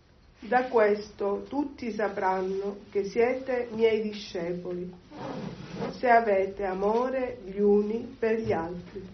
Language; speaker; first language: Italian; native; Italian